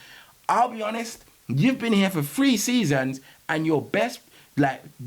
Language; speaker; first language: English; native; English